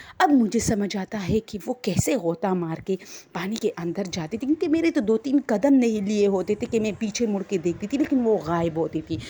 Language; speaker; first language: Urdu; non-native, local second language; Pashto